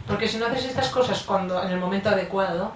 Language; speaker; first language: Spanish; native; Spanish